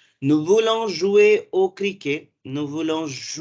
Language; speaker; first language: French; non-native, fluent; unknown